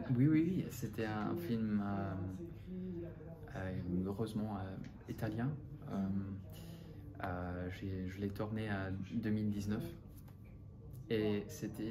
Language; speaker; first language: French; non-native, fluent; English